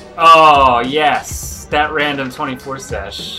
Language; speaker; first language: English; native; English